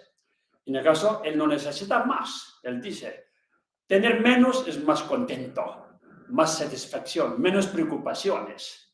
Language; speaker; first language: Spanish; non-native, learner; Tibetan